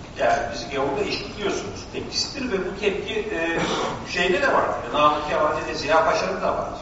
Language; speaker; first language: Turkish; native; Turkish